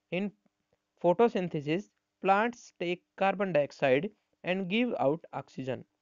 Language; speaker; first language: Hindi; native; Hindi